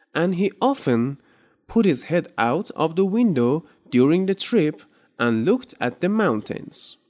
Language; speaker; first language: English; non-native, fluent; Persian